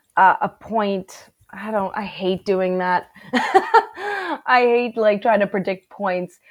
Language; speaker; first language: English; native; English